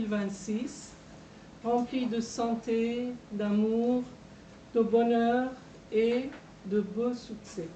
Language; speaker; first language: French; non-native, fluent; Persian